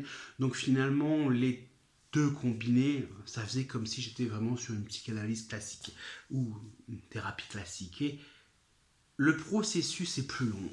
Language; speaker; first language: French; native; French